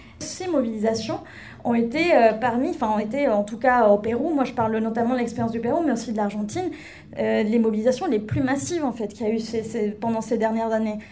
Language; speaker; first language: French; non-native, fluent; Spanish